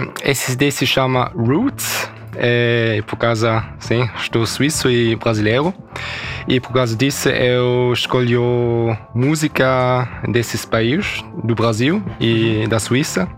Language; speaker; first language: Portuguese; early bilingual, heritage; German